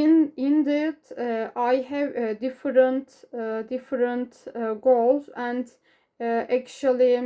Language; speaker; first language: English; non-native, learner; Turkish